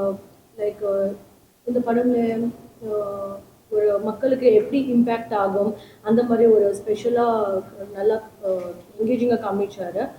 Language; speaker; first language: Tamil; non-native, learner; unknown